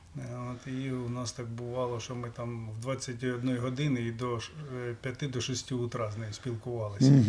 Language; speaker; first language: Ukrainian; non-native, local second language; Russian